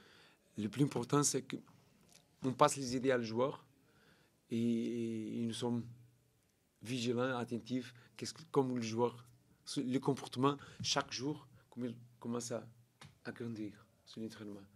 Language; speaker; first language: French; non-native, learner; Portuguese